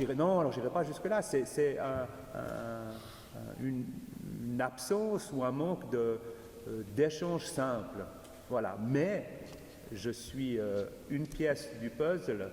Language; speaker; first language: French; native; French